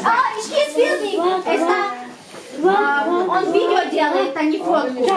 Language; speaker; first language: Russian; non-native, local second language; Romanian